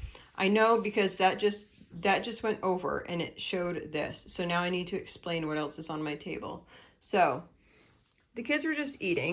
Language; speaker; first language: English; native; English